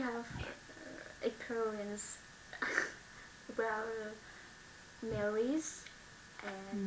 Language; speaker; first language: English; non-native, learner; Vietnamese